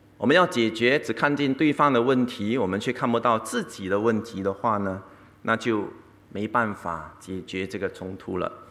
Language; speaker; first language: Chinese; native; Chinese